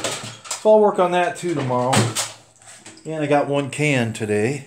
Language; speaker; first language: English; native; English